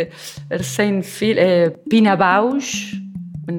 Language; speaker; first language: Dutch; non-native, learner; Spanish